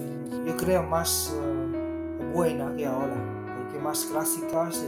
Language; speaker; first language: Spanish; non-native, learner; Chinese